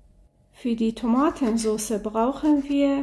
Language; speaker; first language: German; non-native, fluent; Persian